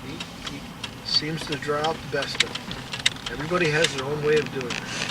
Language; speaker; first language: English; native; English